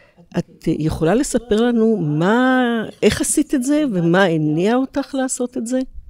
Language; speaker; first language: Hebrew; native; Hebrew